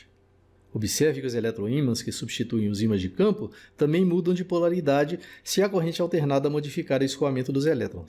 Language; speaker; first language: Portuguese; native; Portuguese